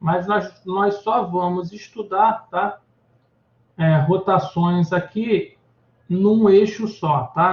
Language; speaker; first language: Portuguese; native; Portuguese